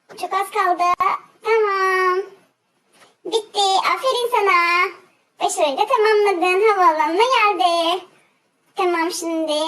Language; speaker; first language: Turkish; native; Turkish